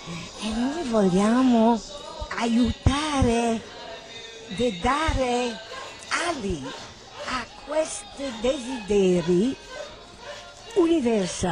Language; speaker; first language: Italian; non-native, fluent; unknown